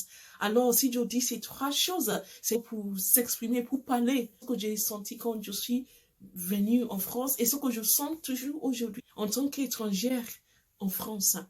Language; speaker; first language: French; non-native, fluent; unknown